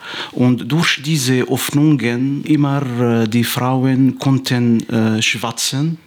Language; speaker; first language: German; non-native, fluent; Arabic